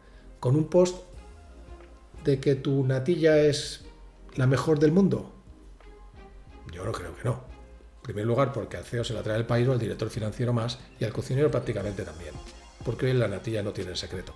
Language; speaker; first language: Spanish; native; Spanish